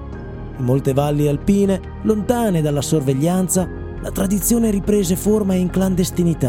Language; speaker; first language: Italian; native; Italian